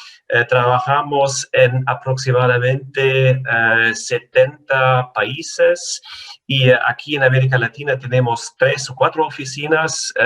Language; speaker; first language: Spanish; non-native, fluent; German